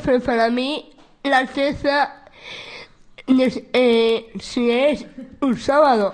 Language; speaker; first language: Spanish; non-native, local second language; Basque